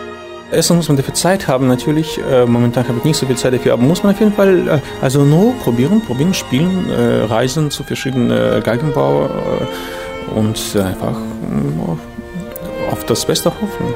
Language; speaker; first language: German; non-native, fluent; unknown